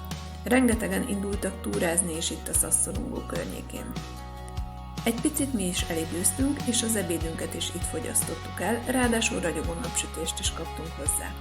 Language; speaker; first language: Hungarian; native; Hungarian